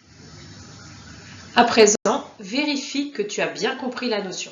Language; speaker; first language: French; native; French